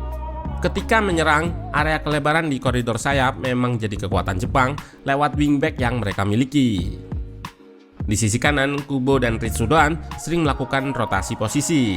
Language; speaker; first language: Indonesian; native; Indonesian